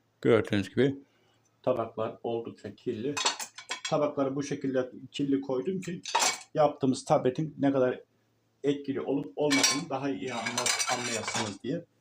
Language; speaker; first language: Turkish; native; Turkish